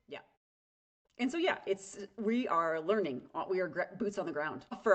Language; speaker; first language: English; native; English